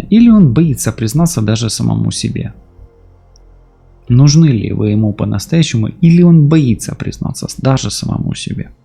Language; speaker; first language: Russian; native; Russian